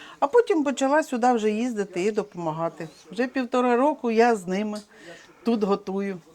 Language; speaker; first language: Ukrainian; non-native, local second language; Russian